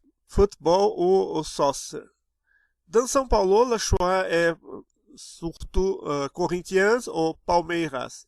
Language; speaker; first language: French; non-native, fluent; Portuguese